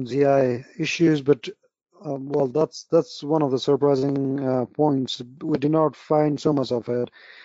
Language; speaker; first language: English; non-native, local second language; Nepali